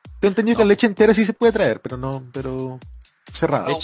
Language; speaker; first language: Spanish; native; Spanish